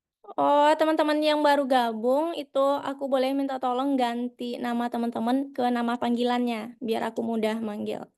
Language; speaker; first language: Indonesian; native; Indonesian